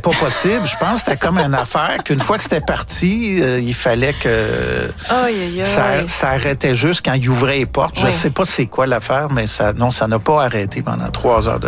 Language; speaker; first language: French; native; French